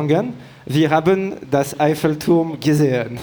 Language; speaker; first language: German; non-native, learner; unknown